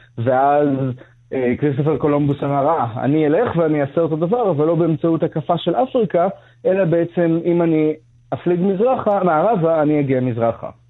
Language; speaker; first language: Hebrew; native; Hebrew